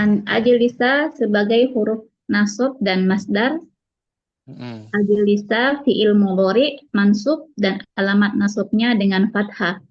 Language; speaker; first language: Indonesian; native; Indonesian